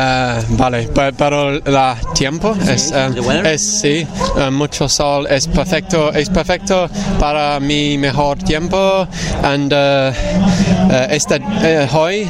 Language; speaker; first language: Spanish; non-native, learner; English